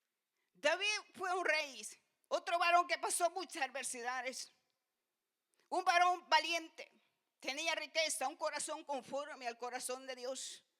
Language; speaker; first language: Spanish; native; Spanish